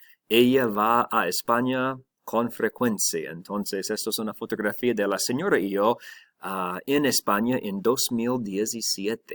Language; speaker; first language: Spanish; non-native, fluent; English